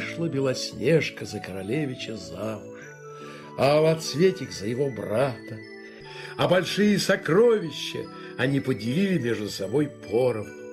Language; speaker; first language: Russian; native; Russian